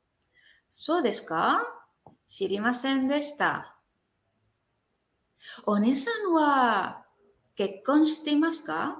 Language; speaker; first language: Japanese; non-native, learner; Spanish